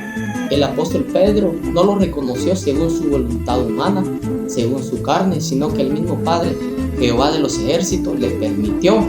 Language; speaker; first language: Spanish; native; Spanish